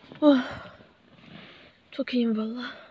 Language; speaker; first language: Turkish; non-native, learner; Arabic